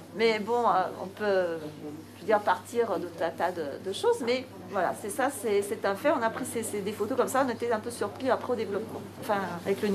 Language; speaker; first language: French; native; French